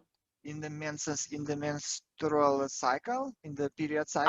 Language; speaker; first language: English; non-native, fluent; Russian